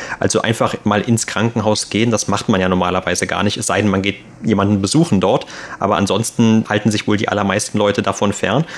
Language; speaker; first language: German; native; German